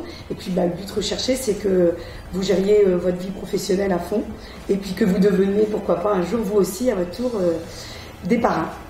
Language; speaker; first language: French; native; French